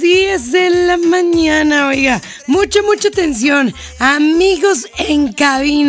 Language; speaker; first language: Spanish; native; Spanish